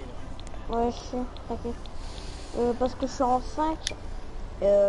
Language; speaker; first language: French; native; French